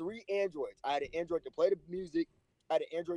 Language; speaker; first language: English; native; English